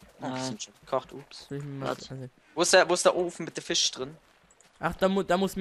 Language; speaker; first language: German; native; German